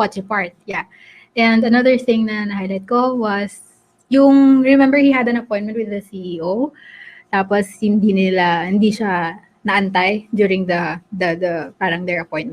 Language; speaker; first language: Filipino; native; Filipino